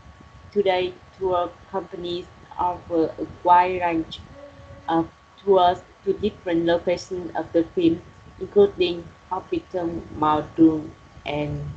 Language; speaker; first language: English; non-native, learner; Vietnamese